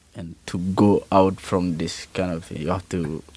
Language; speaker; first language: English; non-native, learner; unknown